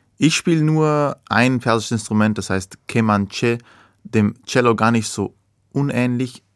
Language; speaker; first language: German; early bilingual, other home language; Persian